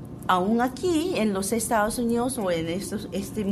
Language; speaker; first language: Spanish; non-native, fluent; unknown